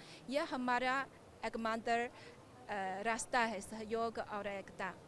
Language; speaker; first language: Hindi; non-native, fluent; Chinese